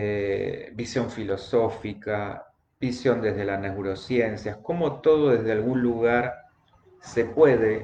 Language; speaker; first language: Spanish; native; Spanish